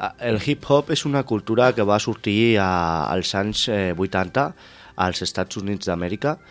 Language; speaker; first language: Catalan; non-native, local second language; Spanish